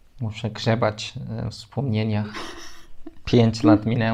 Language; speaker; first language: Polish; non-native, learner; Turkish